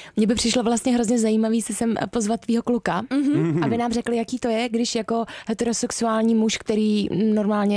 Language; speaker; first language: Czech; native; Czech